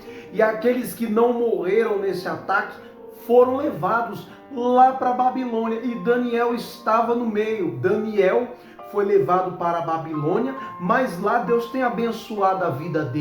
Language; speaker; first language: Portuguese; native; Portuguese